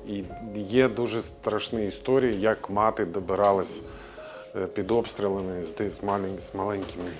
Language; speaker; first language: Ukrainian; non-native, fluent; Latvian